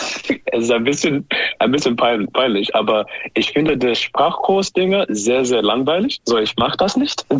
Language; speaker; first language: German; non-native, learner; English